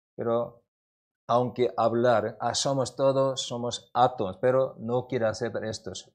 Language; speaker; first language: Spanish; non-native, learner; Korean